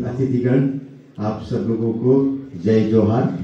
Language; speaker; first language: Hindi; native; Hindi